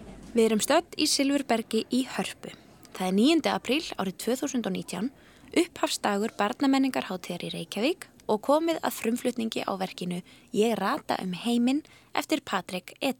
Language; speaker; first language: Icelandic; native; Icelandic